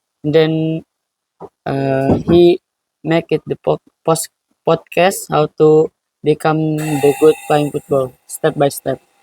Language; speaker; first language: English; non-native, learner; Indonesian